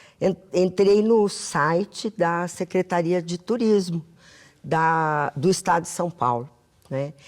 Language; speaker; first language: Portuguese; native; Portuguese